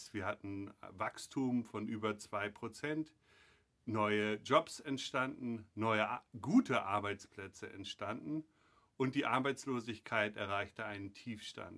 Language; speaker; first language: German; native; German